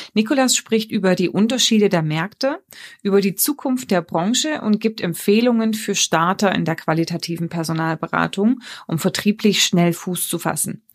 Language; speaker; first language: German; native; German